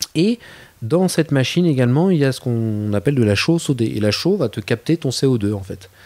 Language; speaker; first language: French; native; French